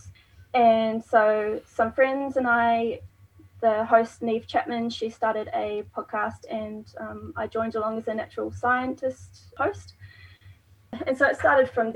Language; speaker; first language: English; native; English